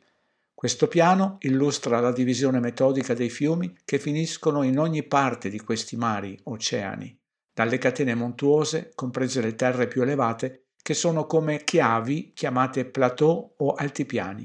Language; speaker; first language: Italian; native; Italian